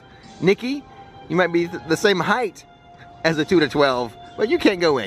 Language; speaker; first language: English; native; English